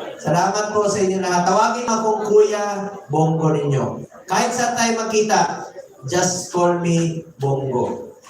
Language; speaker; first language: Filipino; non-native, local second language; Cebuano